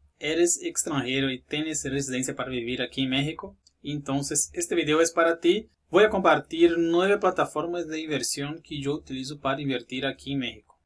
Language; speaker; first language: Spanish; non-native, fluent; Portuguese